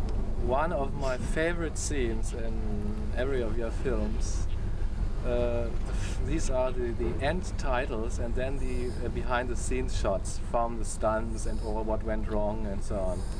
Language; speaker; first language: English; non-native, fluent; German